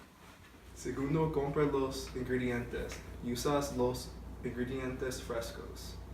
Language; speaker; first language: Spanish; non-native, learner; English